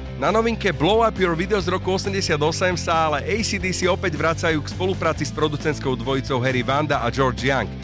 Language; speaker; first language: Slovak; native; Slovak